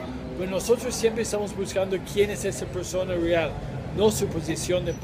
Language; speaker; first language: Spanish; non-native, fluent; English